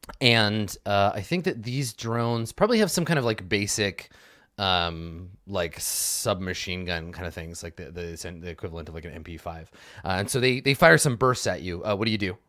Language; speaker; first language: English; native; English